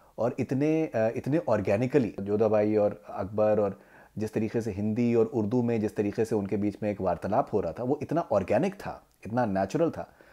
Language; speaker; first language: Hindi; native; Hindi